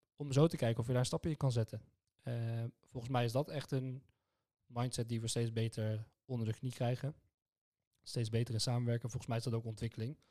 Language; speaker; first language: Dutch; native; Dutch